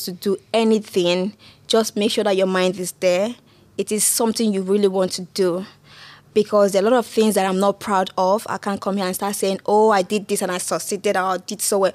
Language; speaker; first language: English; non-native, local second language; Igbo